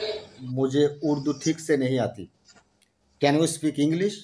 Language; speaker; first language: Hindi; non-native, learner; Bangla